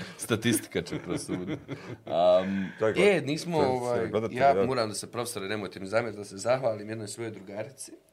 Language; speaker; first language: Bosnian; native; Bosnian